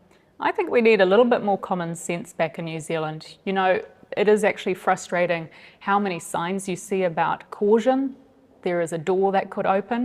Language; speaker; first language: English; native; English